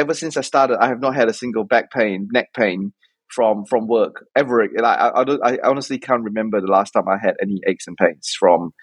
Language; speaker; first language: English; native; English